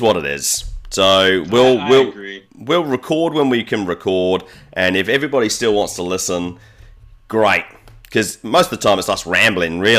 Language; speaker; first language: English; native; English